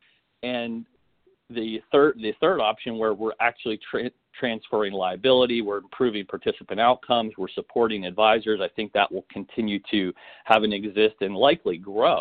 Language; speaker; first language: English; native; English